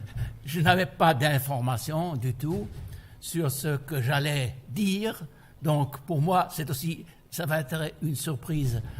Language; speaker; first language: French; non-native, fluent; German